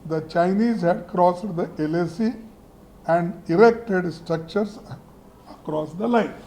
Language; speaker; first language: English; non-native, local second language; Kannada